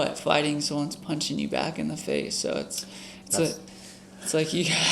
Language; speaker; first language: English; native; English